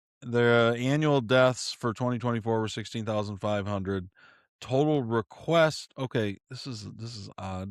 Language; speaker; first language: English; native; English